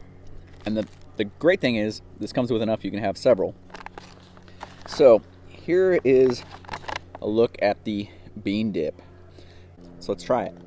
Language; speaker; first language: English; native; English